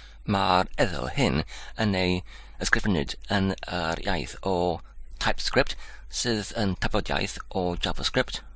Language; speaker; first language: Welsh; non-native, fluent; English